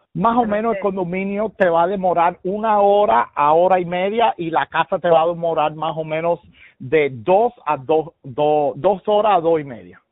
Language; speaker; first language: Spanish; early bilingual, heritage; Spanish